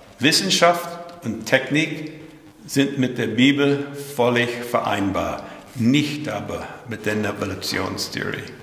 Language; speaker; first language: German; early bilingual, heritage; German